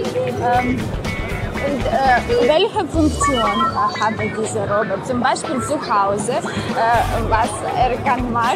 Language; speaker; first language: German; non-native, learner; Russian